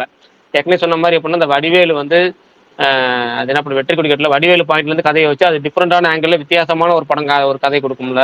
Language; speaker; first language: Tamil; native; Tamil